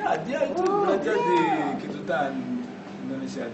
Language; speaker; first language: Indonesian; non-native, learner; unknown